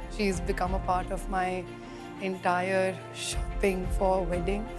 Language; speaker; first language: English; non-native, local second language; Hindi